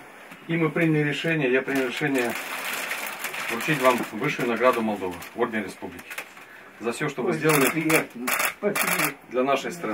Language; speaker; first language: Russian; non-native, local second language; Romanian